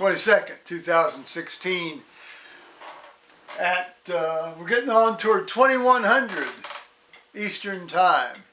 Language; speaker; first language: English; native; English